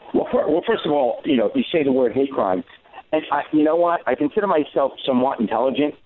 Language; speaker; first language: English; native; English